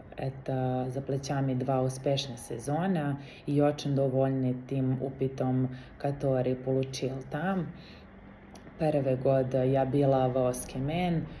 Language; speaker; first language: Russian; non-native, learner; Serbian